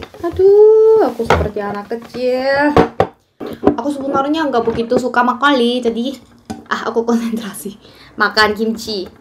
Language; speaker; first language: Indonesian; non-native, fluent; Korean